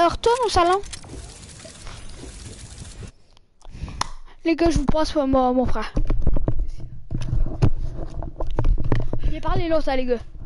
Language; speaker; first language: French; native; French